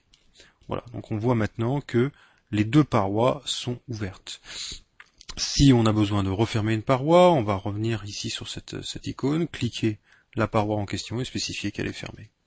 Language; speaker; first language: French; native; French